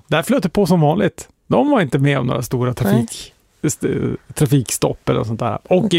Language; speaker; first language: Swedish; native; Swedish